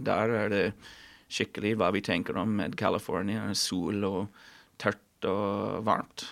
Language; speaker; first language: Norwegian; non-native, fluent; English